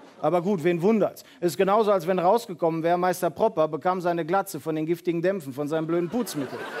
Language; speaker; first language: German; early bilingual, heritage; Dutch